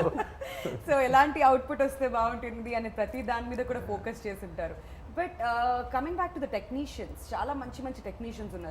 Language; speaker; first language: Telugu; native; Telugu